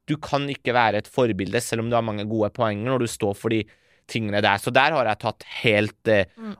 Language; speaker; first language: Norwegian; early bilingual, other home language; Persian